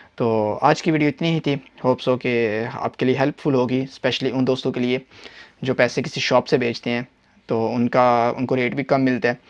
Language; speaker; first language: Hindi; non-native, local second language; Punjabi